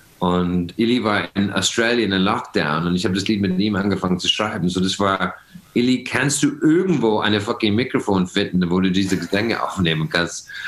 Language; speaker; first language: German; non-native, fluent; English